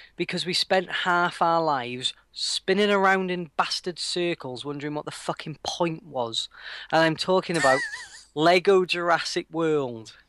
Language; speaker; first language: English; native; English